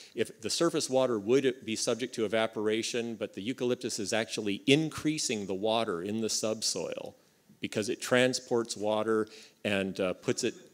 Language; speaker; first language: English; native; English